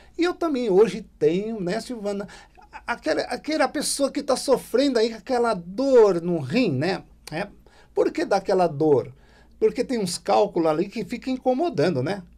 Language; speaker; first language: Portuguese; native; Portuguese